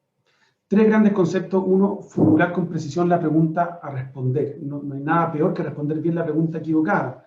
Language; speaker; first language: Spanish; native; Spanish